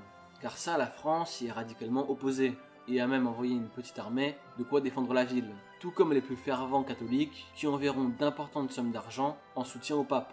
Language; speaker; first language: French; native; French